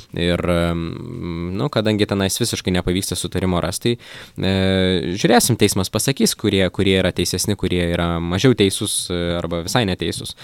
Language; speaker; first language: Lithuanian; native; Lithuanian